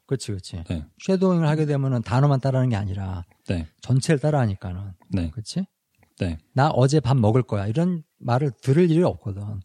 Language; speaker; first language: Korean; native; Korean